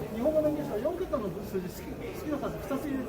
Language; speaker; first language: Japanese; native; Japanese